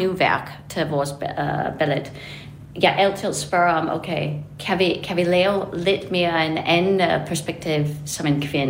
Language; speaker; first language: Danish; non-native, fluent; English